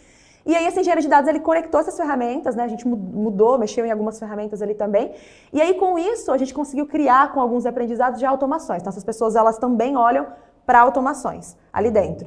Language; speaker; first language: Portuguese; native; Portuguese